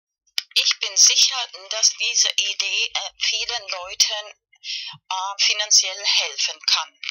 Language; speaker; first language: German; non-native, fluent; Spanish